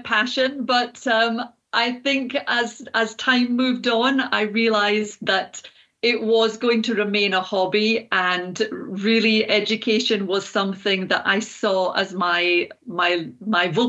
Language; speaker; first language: English; native; English